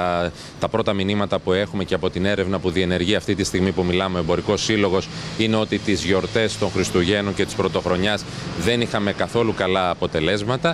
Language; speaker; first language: Greek; native; Greek